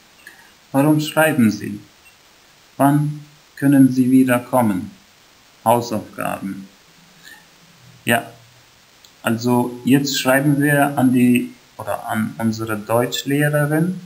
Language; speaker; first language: German; non-native, fluent; Albanian